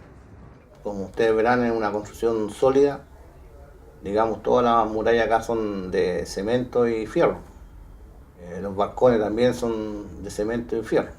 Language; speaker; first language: Spanish; native; Spanish